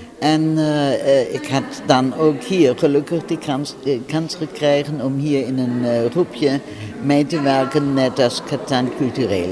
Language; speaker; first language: Dutch; non-native, fluent; German